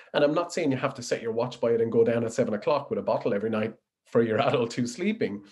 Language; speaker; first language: English; native; English